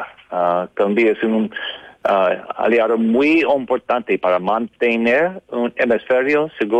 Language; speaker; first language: Spanish; non-native, learner; English